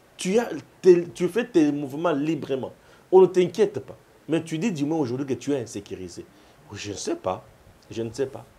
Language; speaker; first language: French; non-native, local second language; Lingala